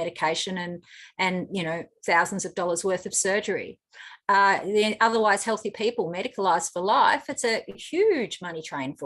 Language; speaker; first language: English; native; English